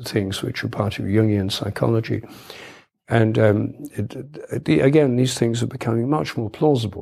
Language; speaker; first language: English; native; English